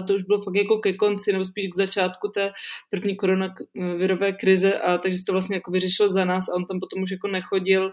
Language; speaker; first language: Czech; native; Czech